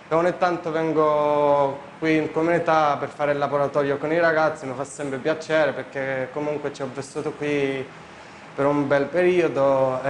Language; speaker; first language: Italian; non-native, fluent; Arabic